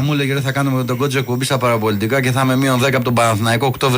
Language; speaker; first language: Greek; native; Greek